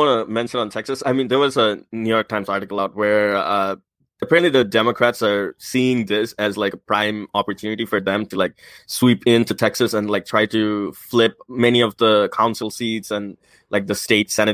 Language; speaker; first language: English; non-native, local second language; Bangla